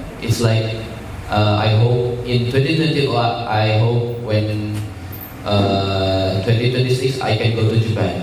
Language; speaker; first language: English; non-native, learner; Indonesian